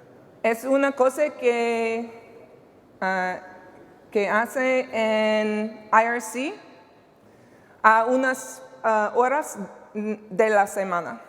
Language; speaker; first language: Spanish; non-native, learner; English